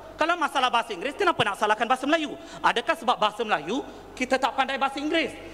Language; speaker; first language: Malay; non-native, local second language; Tamil